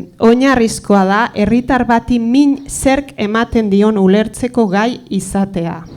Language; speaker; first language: Basque; early bilingual, other home language; Spanish